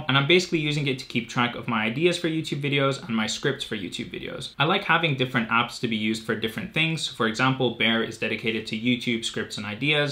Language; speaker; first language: English; native; English